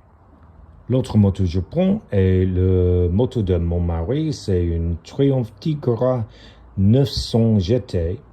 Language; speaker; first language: French; non-native, learner; English